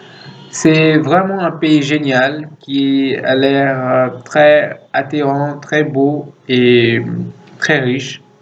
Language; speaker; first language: French; non-native, fluent; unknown